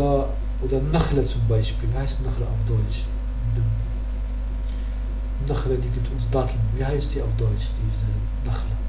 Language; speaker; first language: German; non-native, learner; Arabic